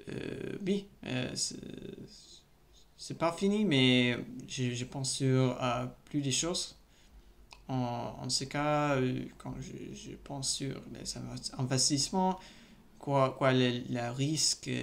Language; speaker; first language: French; non-native, learner; English